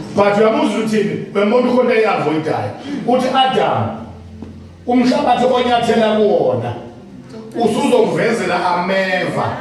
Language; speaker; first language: Zulu; native; Zulu